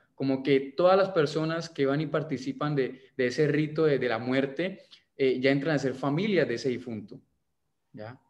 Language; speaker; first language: Spanish; native; Spanish